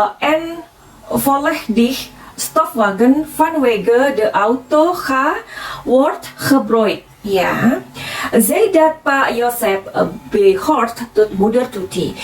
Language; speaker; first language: Dutch; non-native, learner; Indonesian